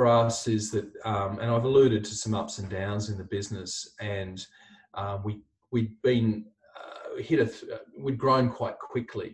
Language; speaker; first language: English; native; English